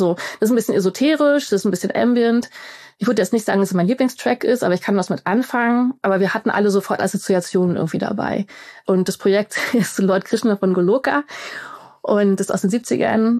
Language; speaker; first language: German; native; German